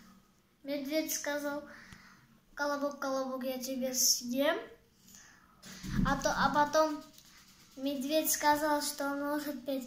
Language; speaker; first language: Russian; non-native, learner; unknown